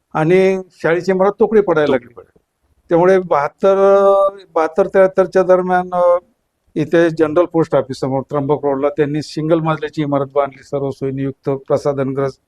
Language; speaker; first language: Marathi; native; Marathi